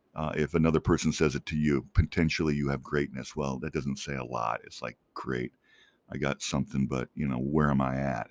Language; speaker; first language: English; native; English